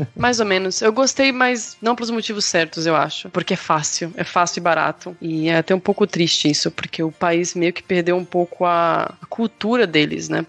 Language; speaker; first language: Portuguese; native; Portuguese